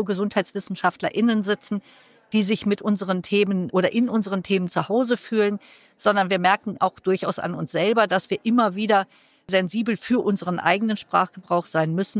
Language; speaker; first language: German; native; German